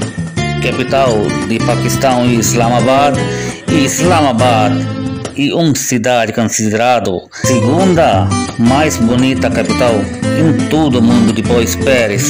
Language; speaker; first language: Portuguese; non-native, learner; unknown